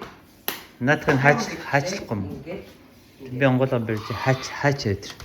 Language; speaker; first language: Mongolian; early bilingual, heritage; Mongolian